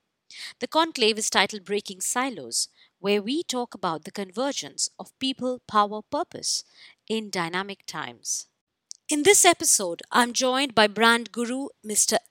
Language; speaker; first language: English; non-native, local second language; Hindi